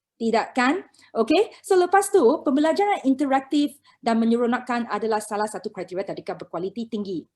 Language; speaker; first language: Malay; non-native, local second language; Chinese